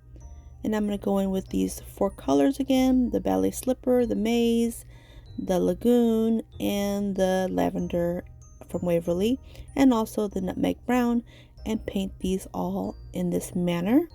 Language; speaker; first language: English; native; English